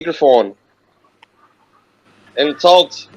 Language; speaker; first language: English; non-native, learner; Portuguese